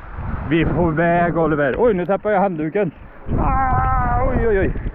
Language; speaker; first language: Swedish; native; Swedish